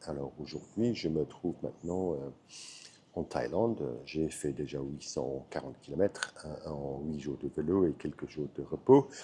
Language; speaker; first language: French; non-native, fluent; English